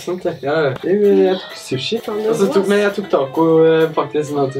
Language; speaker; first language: Norwegian; native; Norwegian